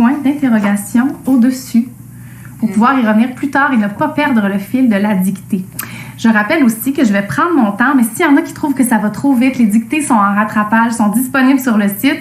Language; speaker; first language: French; native; French